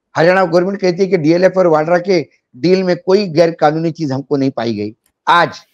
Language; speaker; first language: Hindi; non-native, local second language; Marathi